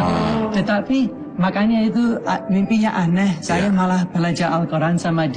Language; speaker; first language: Indonesian; non-native, fluent; English